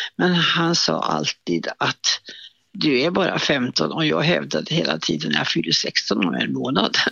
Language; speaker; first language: Swedish; native; Swedish